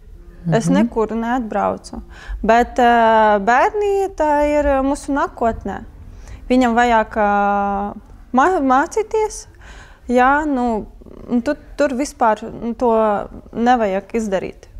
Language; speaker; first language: Latvian; non-native, learner; Ukrainian